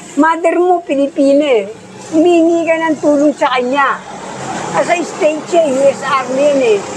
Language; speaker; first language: Filipino; native; Filipino